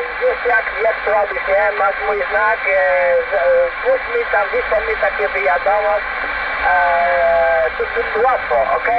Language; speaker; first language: Polish; non-native, learner; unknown